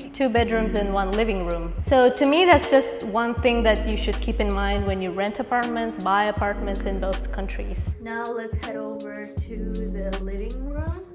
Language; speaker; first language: English; non-native, fluent; Kazakh